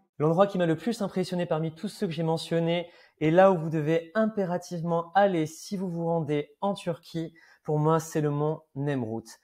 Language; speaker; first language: French; native; French